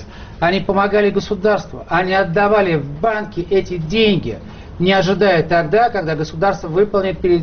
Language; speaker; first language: Russian; native; Russian